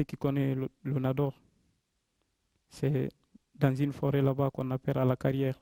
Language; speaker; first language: French; non-native, local second language; Fula